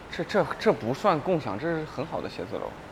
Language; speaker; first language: Chinese; native; Chinese